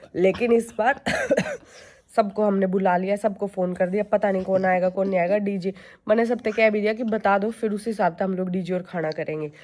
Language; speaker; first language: Hindi; native; Hindi